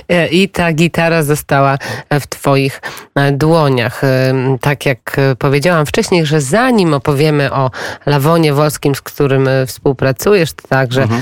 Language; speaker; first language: Polish; native; Polish